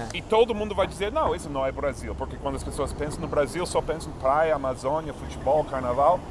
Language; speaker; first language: Portuguese; non-native, fluent; English